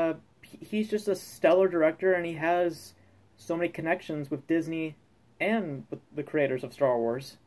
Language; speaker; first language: English; native; English